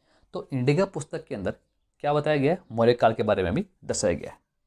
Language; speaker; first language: Hindi; native; Hindi